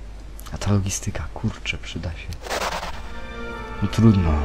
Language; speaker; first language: Polish; native; Polish